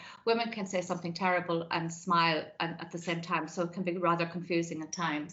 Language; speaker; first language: English; native; English